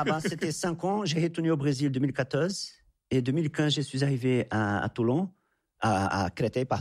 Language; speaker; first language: French; non-native, fluent; Portuguese